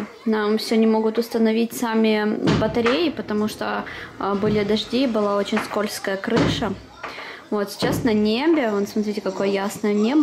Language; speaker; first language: Russian; native; Russian